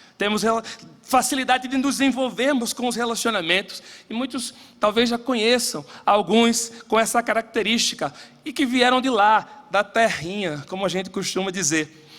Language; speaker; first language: Portuguese; native; Portuguese